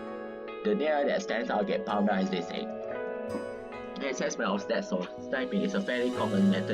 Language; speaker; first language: English; non-native, local second language; Malay